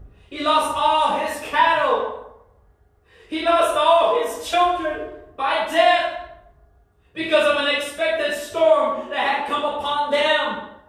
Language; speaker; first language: English; early bilingual, other home language; Spanish